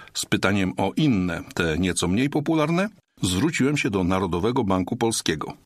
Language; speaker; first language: Polish; native; Polish